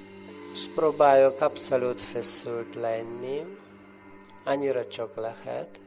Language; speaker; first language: Hungarian; non-native, fluent; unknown